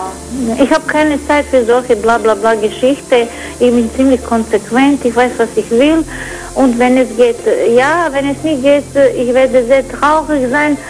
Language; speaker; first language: German; non-native, fluent; Croatian